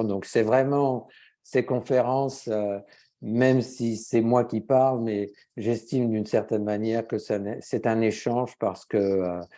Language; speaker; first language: French; native; French